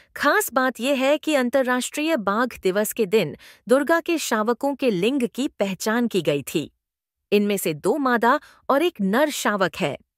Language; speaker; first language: Hindi; native; Hindi